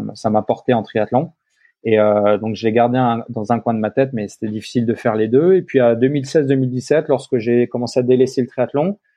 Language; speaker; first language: French; native; French